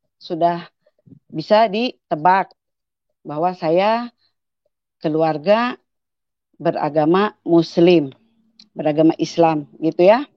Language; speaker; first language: Indonesian; native; Indonesian